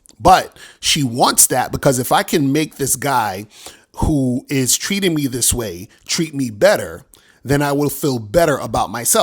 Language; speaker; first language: English; native; English